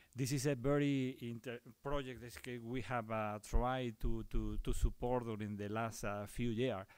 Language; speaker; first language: English; non-native, fluent; Spanish